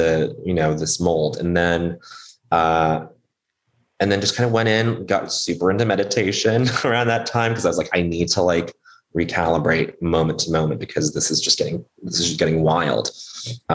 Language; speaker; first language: English; native; English